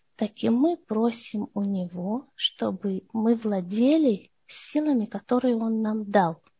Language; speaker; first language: Russian; early bilingual, heritage; Russian